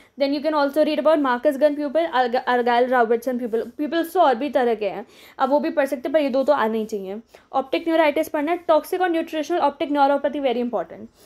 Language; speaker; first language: Hindi; native; Hindi